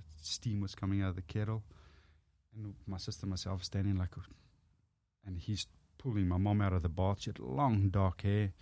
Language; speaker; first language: English; non-native, local second language; Afrikaans